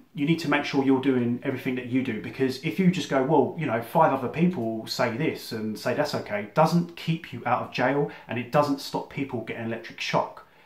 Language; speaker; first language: English; native; English